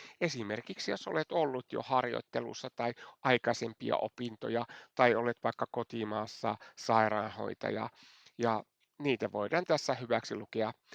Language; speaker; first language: Finnish; non-native, fluent; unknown